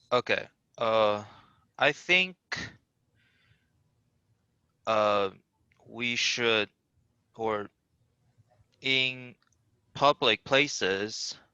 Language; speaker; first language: English; non-native, fluent; Chinese